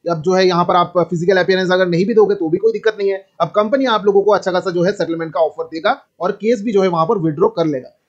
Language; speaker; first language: Hindi; native; Hindi